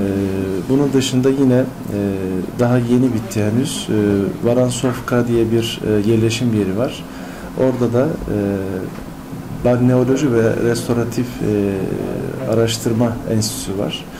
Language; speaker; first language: Turkish; native; Turkish